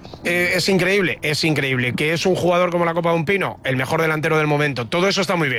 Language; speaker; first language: Spanish; native; Spanish